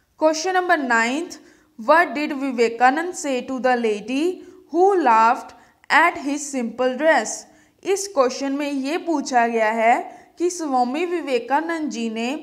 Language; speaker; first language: Hindi; native; Hindi